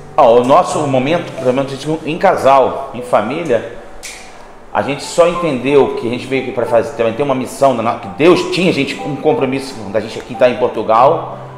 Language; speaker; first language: Portuguese; native; Portuguese